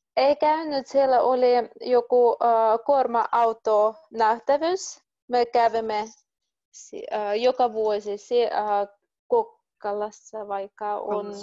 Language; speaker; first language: Finnish; non-native, learner; Russian